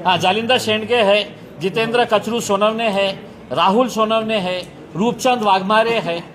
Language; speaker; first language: Hindi; non-native, local second language; Marathi